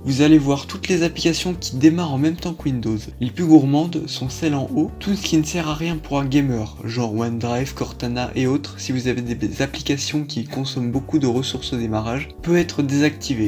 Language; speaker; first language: French; native; French